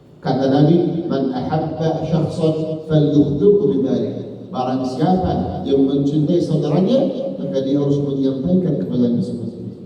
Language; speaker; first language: Indonesian; non-native, learner; Arabic